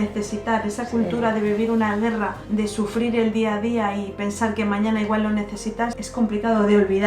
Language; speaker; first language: Spanish; native; Spanish